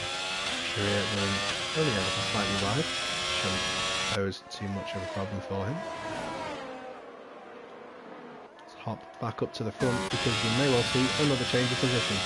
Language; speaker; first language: English; native; English